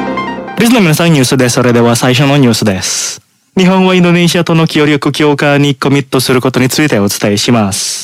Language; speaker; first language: Japanese; non-native, fluent; Indonesian